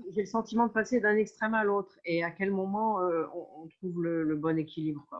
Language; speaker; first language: French; native; French